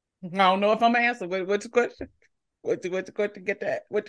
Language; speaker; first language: English; native; English